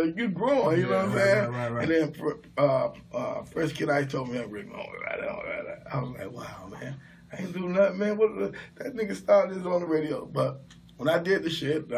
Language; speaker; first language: English; native; English